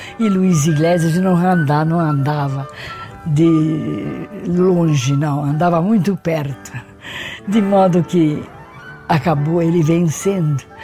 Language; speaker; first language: Portuguese; early bilingual, other home language; Hungarian